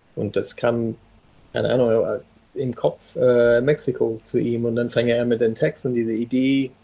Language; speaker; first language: German; non-native, fluent; English